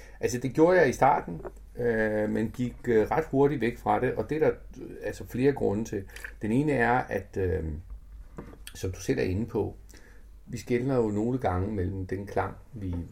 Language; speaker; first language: Danish; early bilingual, other home language; Italian